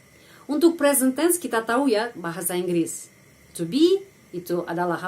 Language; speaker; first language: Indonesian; non-native, fluent; Russian